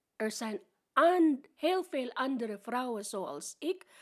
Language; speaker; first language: Dutch; non-native, learner; Filipino